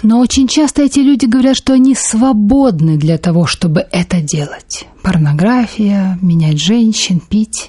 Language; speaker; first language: Russian; native; Russian